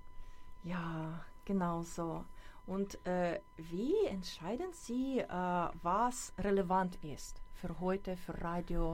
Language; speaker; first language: German; non-native, learner; Ukrainian